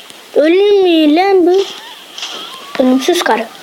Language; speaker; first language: Turkish; native; Turkish